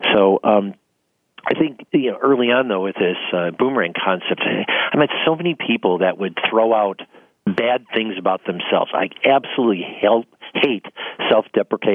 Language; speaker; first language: English; native; English